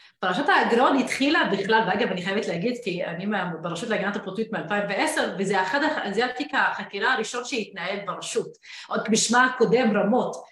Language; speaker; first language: Hebrew; non-native, local second language; Arabic